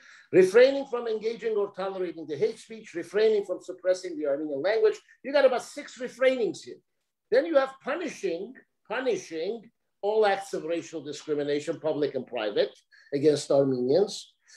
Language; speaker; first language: English; early bilingual, other home language; Armenian